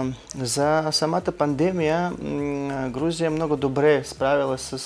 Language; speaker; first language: Bulgarian; non-native, learner; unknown